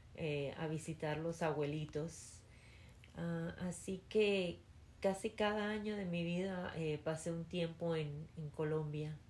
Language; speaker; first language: Spanish; early bilingual, heritage; Spanish